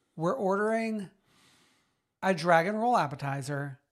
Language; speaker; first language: English; early bilingual, other home language; Italian